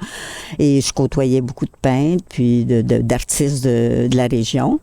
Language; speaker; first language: French; native; French